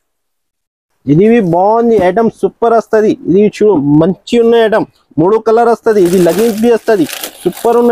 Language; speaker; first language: Telugu; non-native, local second language; Urdu